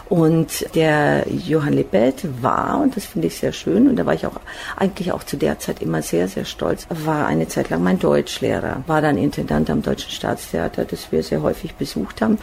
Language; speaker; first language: German; native; German